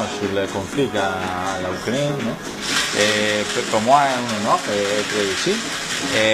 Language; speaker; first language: French; non-native, learner; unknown